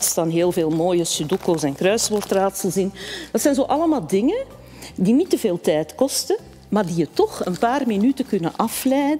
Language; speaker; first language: Dutch; native; Dutch